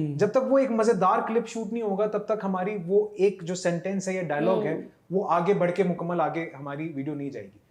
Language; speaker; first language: Urdu; native; Urdu